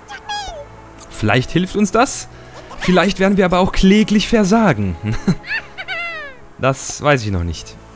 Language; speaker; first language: German; native; German